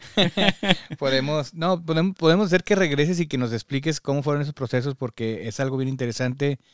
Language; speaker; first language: Spanish; native; Spanish